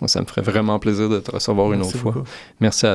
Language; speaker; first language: French; native; French